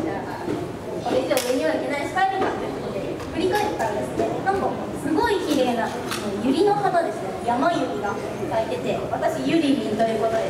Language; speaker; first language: Japanese; native; Japanese